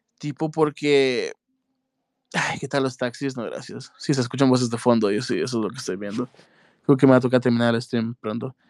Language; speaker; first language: Spanish; native; Spanish